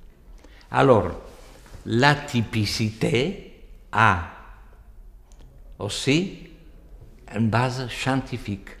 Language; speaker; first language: French; non-native, fluent; Italian